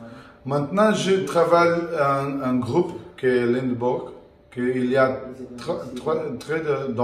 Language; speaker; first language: French; non-native, learner; Portuguese